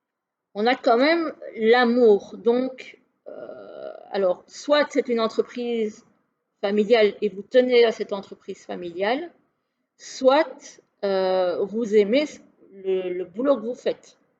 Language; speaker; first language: French; native; French